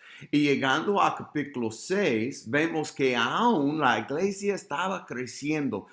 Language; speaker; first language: Spanish; non-native, fluent; English